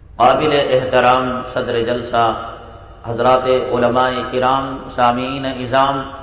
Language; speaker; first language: Urdu; native; Urdu